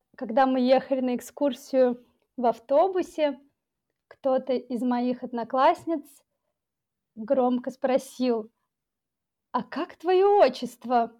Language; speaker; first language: Russian; native; Russian